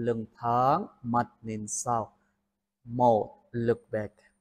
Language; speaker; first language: Vietnamese; non-native, learner; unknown